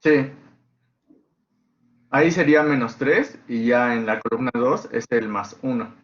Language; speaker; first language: Spanish; native; Spanish